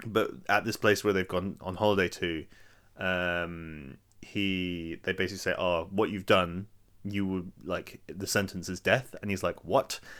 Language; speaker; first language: English; native; English